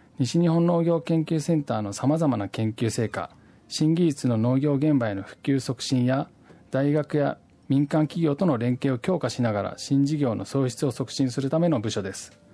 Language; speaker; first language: Japanese; native; Japanese